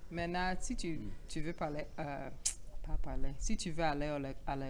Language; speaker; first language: French; non-native, learner; English